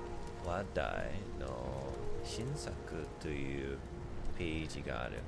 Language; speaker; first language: Japanese; non-native, learner; English